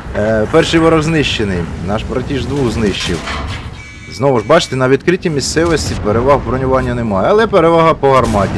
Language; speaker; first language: Ukrainian; native; Ukrainian